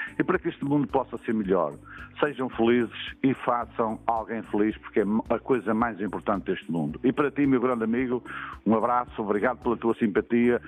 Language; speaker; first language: Portuguese; native; Portuguese